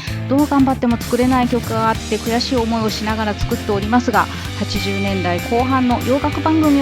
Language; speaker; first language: Japanese; native; Japanese